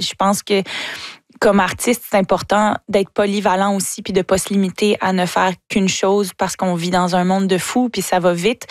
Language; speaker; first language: French; native; French